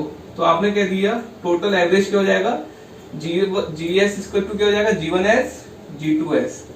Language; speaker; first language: Hindi; native; Hindi